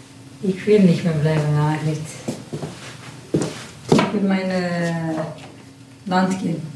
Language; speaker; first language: Dutch; non-native, learner; Kurdish